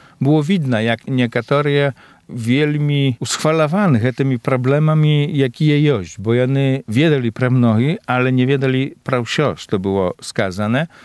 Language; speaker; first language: Belarusian; native; Belarusian